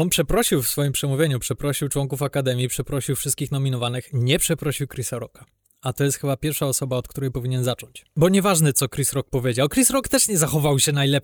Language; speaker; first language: Polish; native; Polish